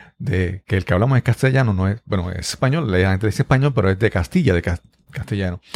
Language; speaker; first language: Spanish; native; Spanish